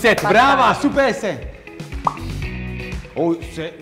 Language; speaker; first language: Turkish; non-native, learner; Italian